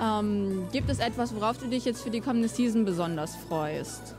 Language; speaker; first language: German; native; German